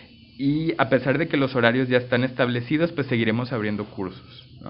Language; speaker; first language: Spanish; native; Spanish